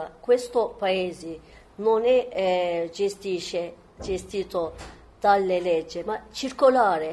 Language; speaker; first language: Italian; non-native, learner; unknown